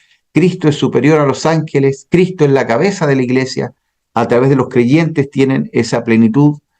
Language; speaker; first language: Spanish; native; Spanish